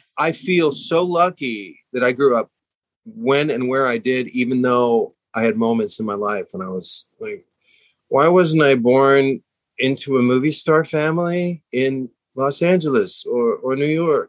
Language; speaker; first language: English; native; English